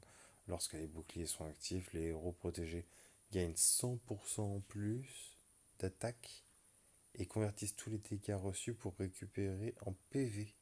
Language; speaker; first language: French; native; French